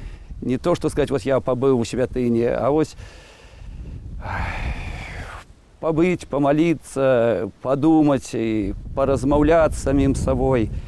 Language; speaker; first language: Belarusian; native; Belarusian